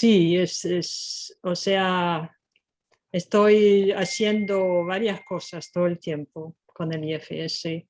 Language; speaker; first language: Spanish; non-native, fluent; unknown